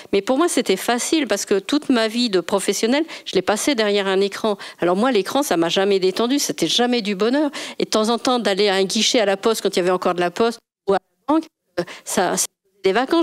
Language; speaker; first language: French; native; French